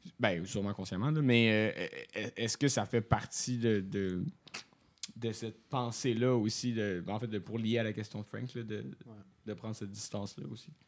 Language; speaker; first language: French; native; French